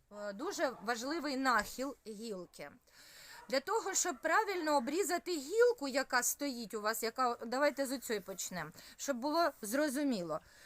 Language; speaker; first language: Ukrainian; non-native, local second language; Russian